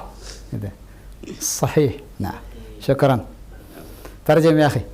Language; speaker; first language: Indonesian; native; Indonesian